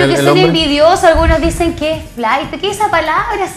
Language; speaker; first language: Spanish; native; Spanish